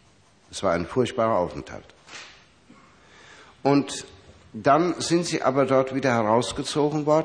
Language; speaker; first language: German; native; German